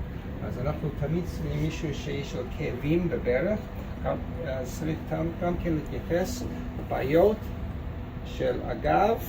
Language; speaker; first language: Hebrew; non-native, fluent; English